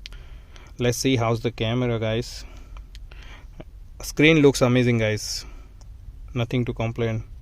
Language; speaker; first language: English; non-native, fluent; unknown